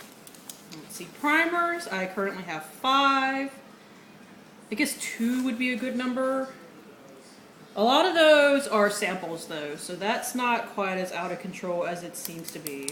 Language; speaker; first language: English; native; English